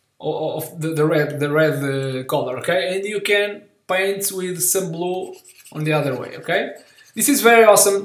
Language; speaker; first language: English; non-native, learner; Portuguese